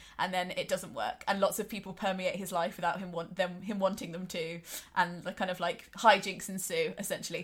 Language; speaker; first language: English; native; English